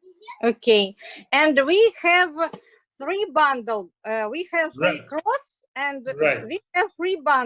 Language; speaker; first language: English; non-native, learner; Russian